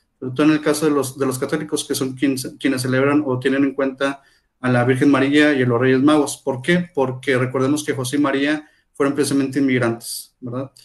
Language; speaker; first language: Spanish; native; Spanish